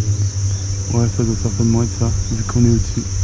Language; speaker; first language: French; native; French